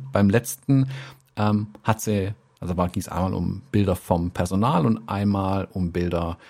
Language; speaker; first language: German; native; German